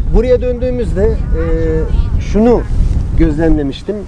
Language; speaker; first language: Turkish; non-native, fluent; Albanian